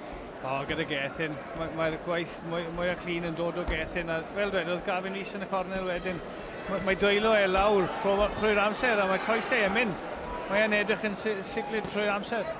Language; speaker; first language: Welsh; non-native, local second language; English